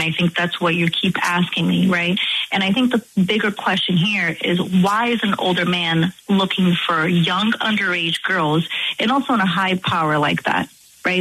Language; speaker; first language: English; non-native, fluent; Portuguese